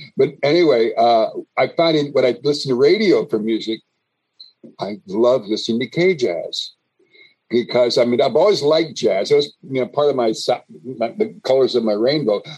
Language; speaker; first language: English; native; English